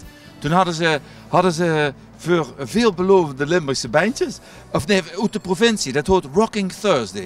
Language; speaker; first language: Dutch; native; Dutch